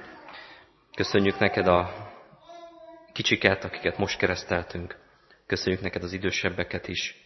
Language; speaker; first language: Hungarian; native; Hungarian